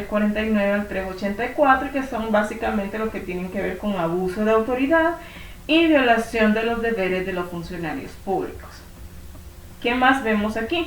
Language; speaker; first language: Spanish; native; Spanish